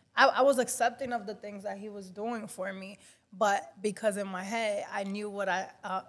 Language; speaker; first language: English; non-native, fluent; Spanish